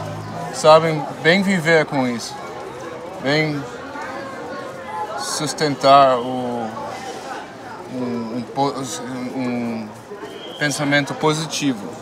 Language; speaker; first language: Portuguese; non-native, fluent; Dutch